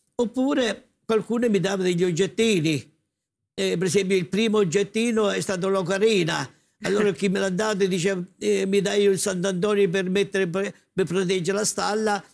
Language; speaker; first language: Italian; native; Italian